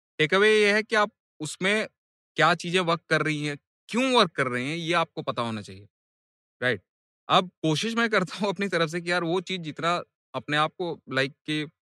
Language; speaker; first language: Hindi; native; Hindi